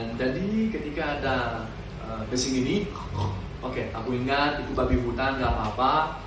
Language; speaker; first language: Indonesian; non-native, learner; French